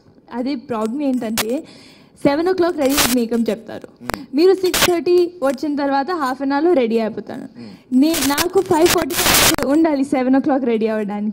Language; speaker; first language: Telugu; non-native, learner; Hindi